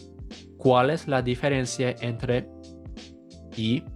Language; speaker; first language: Spanish; non-native, fluent; English